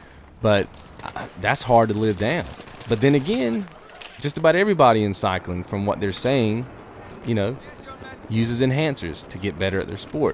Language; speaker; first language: English; native; English